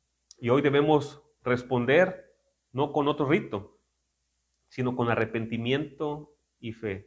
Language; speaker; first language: Spanish; native; Spanish